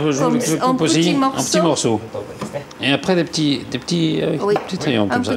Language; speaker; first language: French; native; French